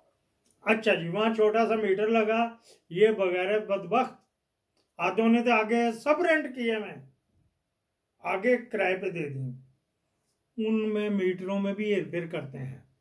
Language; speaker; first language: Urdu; non-native, local second language; Punjabi